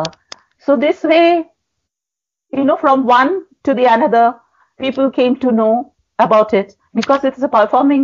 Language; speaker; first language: English; non-native, local second language; Bangla